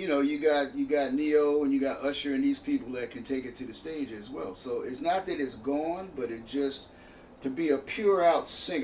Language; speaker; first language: English; native; English